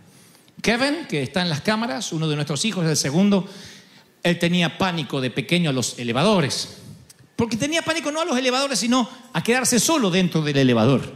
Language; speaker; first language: Spanish; native; Spanish